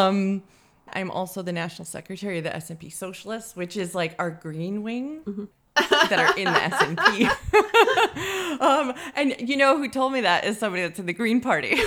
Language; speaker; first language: English; native; English